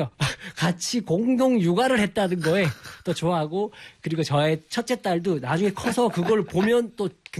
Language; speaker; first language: Korean; native; Korean